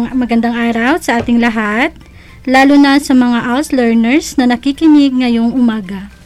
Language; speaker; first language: Filipino; non-native, local second language; Hiligaynon